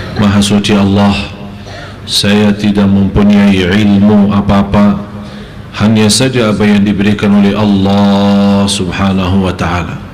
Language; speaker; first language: Malay; non-native, fluent; Arabic